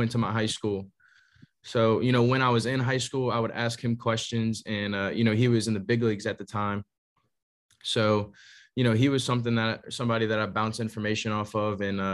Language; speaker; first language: English; native; English